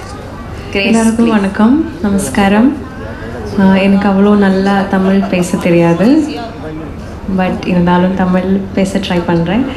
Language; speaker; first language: Tamil; non-native, learner; Malayalam